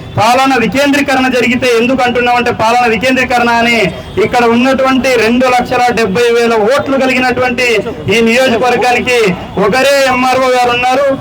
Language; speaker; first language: Telugu; native; Telugu